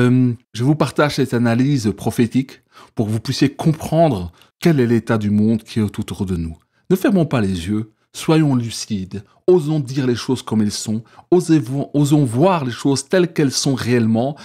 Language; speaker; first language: French; native; French